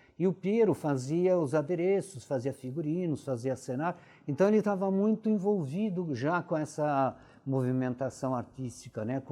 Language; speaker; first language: Portuguese; early bilingual, other home language; Italian